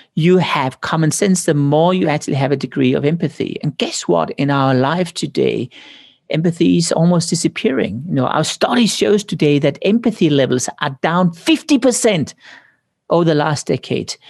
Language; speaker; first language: English; non-native, fluent; Danish